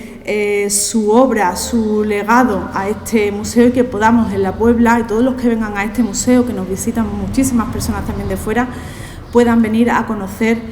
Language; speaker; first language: Spanish; native; Spanish